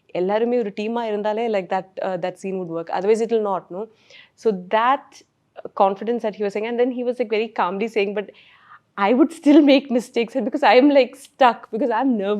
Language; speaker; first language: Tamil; non-native, learner; Malayalam